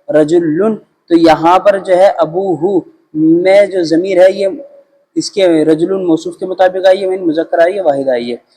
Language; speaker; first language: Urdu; native; Urdu